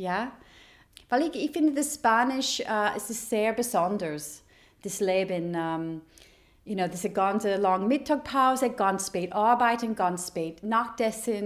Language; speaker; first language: German; non-native, fluent; English